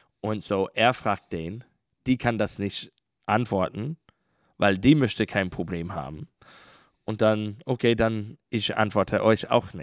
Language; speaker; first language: German; non-native, learner; English